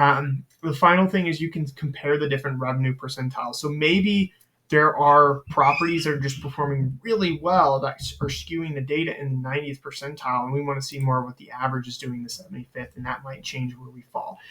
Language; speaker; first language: English; native; English